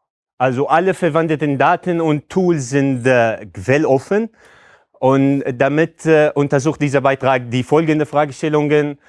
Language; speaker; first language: German; non-native, fluent; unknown